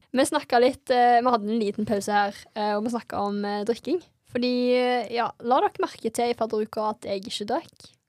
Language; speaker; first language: Norwegian; native; Norwegian